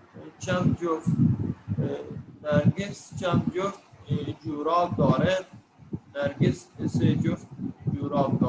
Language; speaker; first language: Persian; non-native, learner; Urdu